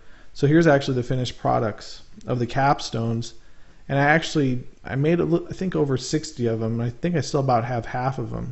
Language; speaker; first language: English; native; English